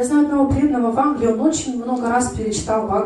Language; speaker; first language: Russian; native; Russian